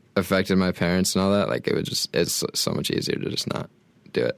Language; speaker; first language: English; native; English